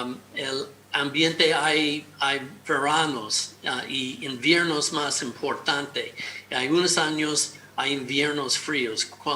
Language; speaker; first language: Spanish; non-native, fluent; English